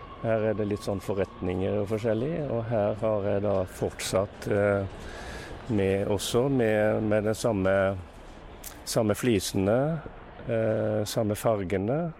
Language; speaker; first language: Norwegian; native; Norwegian